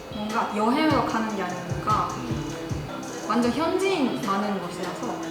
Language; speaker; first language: Korean; non-native, learner; Japanese